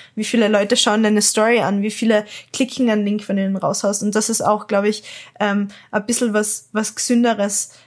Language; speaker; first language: German; native; German